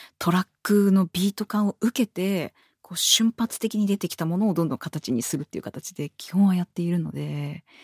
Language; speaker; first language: Japanese; native; Japanese